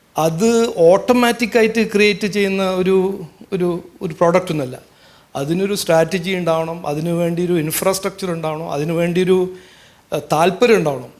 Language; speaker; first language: Malayalam; early bilingual, heritage; Malayalam